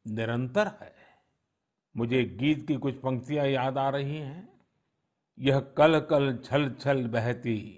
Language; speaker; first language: Hindi; non-native, local second language; Gujarati